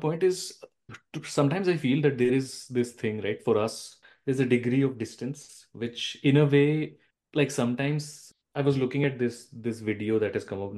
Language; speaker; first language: Hindi; non-native, local second language; Bangla